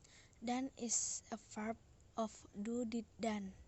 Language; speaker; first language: English; non-native, learner; Indonesian